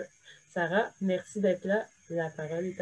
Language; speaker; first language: French; native; French